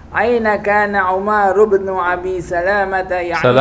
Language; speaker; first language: Arabic; non-native, learner; Indonesian